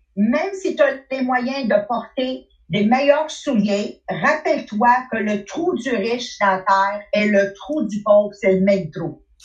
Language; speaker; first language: French; native; French